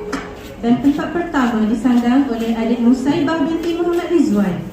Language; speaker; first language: Malay; native; Malay